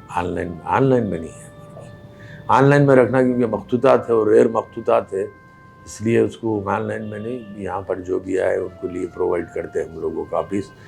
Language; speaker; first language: Urdu; native; Urdu